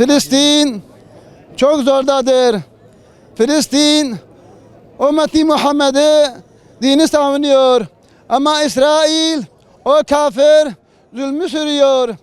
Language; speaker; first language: Turkish; non-native, local second language; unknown